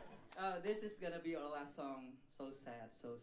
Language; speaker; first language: English; non-native, learner; Indonesian